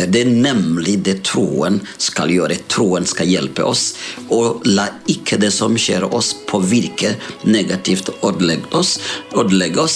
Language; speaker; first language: Swedish; non-native, fluent; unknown